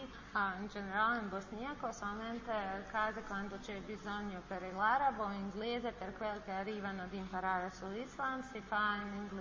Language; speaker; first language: Italian; non-native, learner; Bosnian